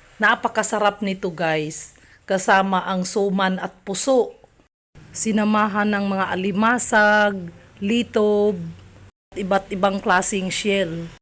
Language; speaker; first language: Filipino; non-native, local second language; Cebuano